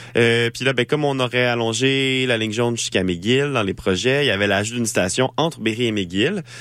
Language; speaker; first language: French; native; French